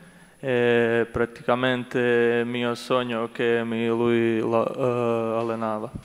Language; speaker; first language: Italian; non-native, learner; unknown